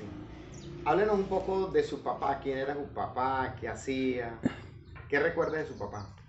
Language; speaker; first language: Spanish; native; Spanish